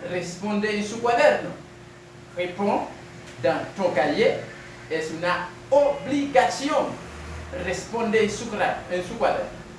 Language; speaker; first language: Spanish; non-native, learner; French